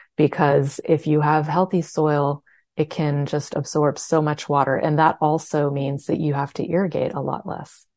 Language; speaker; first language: English; native; English